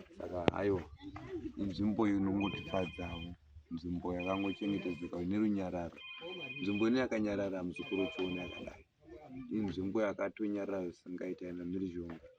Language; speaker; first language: Shona; non-native, local second language; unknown